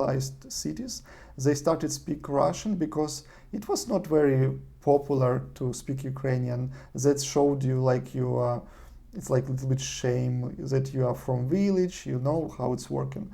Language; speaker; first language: English; non-native, learner; Russian